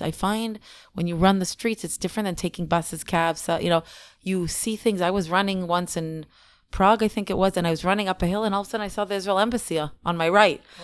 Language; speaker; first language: English; native; English